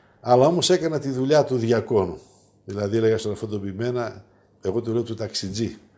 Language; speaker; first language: Greek; native; Greek